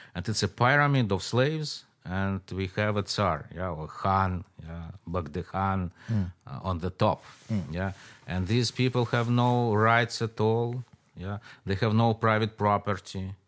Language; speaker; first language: English; non-native, fluent; Russian